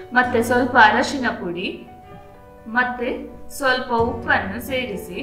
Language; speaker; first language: Kannada; native; Kannada